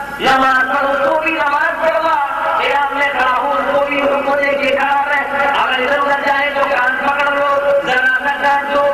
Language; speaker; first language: Urdu; native; Urdu